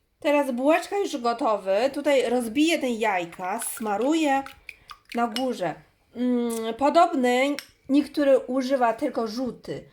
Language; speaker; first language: Polish; non-native, learner; Chinese